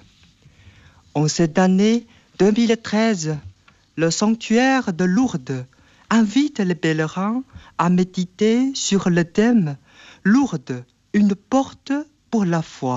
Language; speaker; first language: French; non-native, fluent; Chinese